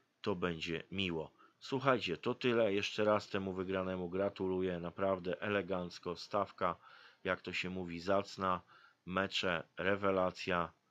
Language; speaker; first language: Polish; native; Polish